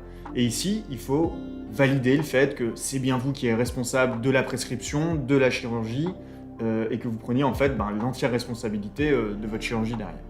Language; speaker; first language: French; native; French